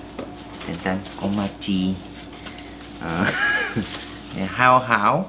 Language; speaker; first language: Vietnamese; non-native, learner; Korean